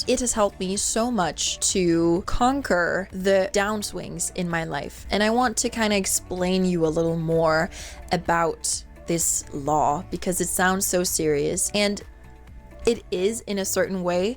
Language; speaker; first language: English; non-native, fluent; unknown